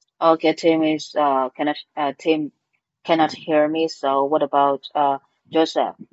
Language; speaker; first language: English; non-native, fluent; Vietnamese